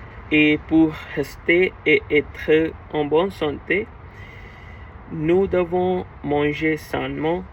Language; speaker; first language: French; non-native, learner; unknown